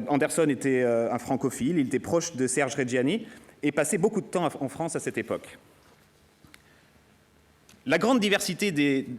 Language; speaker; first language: French; native; French